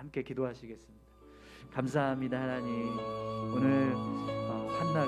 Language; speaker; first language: Korean; native; Korean